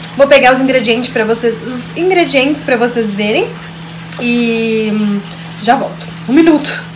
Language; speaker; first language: Portuguese; native; Portuguese